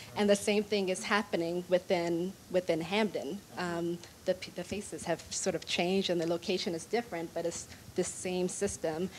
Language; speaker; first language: English; native; English